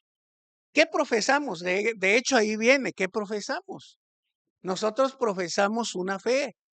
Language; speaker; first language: Spanish; native; Spanish